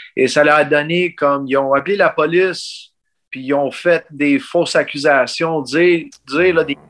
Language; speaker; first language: French; early bilingual, heritage; French